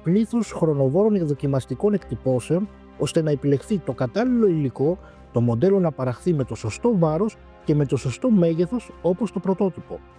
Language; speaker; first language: Greek; native; Greek